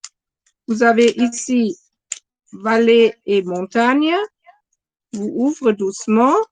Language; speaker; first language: French; non-native, fluent; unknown